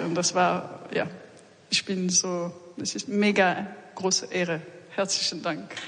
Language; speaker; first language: German; non-native, learner; French